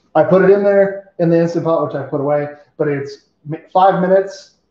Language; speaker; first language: English; native; English